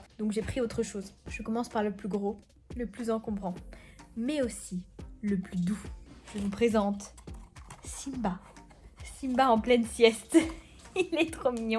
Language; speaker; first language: French; native; French